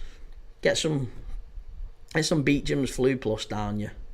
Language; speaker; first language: English; native; English